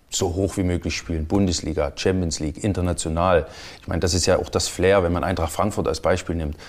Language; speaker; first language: German; native; German